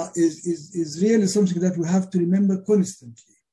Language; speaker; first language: English; non-native, fluent; Arabic